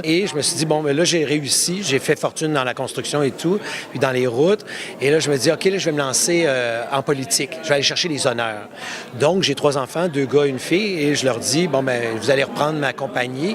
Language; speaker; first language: French; native; French